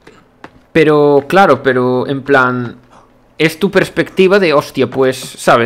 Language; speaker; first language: Spanish; native; Spanish